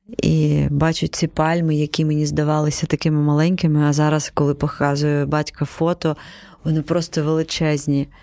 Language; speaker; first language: Ukrainian; non-native, local second language; Crimean Tatar